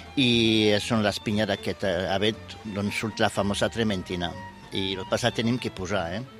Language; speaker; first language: Catalan; non-native, fluent; French